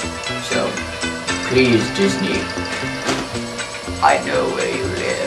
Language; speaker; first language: English; native; English